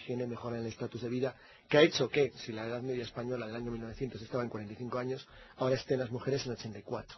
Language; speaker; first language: Spanish; native; Spanish